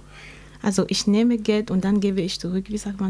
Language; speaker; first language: German; non-native, learner; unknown